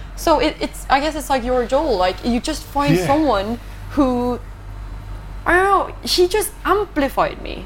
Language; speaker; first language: English; non-native, fluent; Norwegian